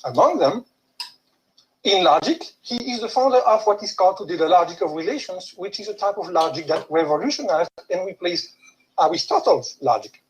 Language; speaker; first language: English; non-native, fluent; French